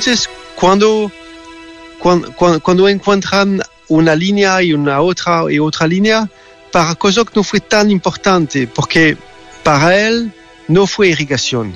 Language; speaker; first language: Spanish; non-native, learner; French